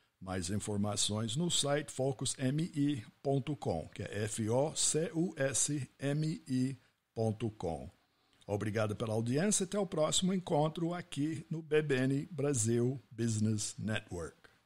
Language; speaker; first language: Portuguese; non-native, fluent; English